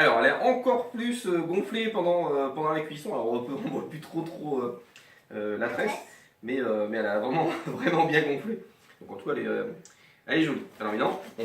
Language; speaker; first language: French; native; French